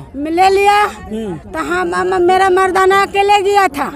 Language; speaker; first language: Hindi; native; Hindi